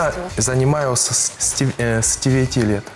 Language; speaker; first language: Russian; non-native, learner; Chinese